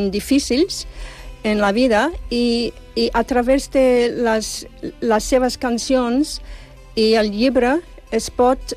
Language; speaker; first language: Catalan; non-native, fluent; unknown